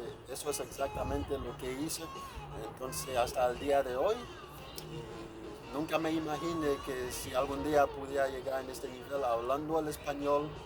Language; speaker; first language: Spanish; non-native, fluent; Haitian Creole